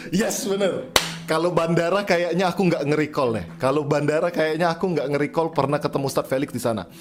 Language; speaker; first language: Indonesian; native; Indonesian